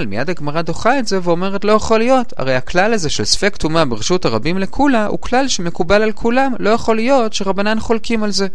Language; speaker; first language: Hebrew; native; Hebrew